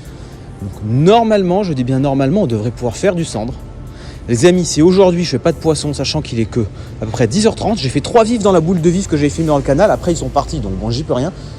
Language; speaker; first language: French; native; French